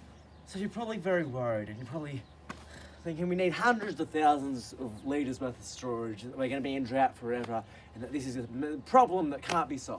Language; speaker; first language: English; native; English